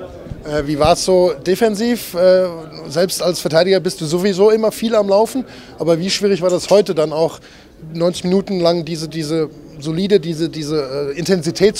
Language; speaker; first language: German; native; German